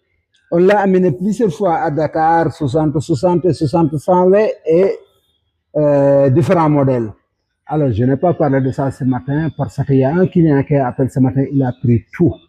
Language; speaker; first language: French; non-native, local second language; Wolof